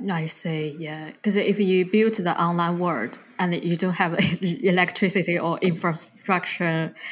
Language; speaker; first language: English; non-native, fluent; Chinese